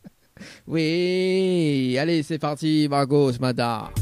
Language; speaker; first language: French; native; French